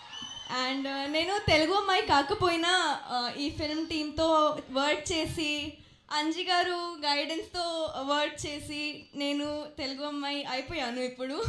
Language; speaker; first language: Telugu; non-native, local second language; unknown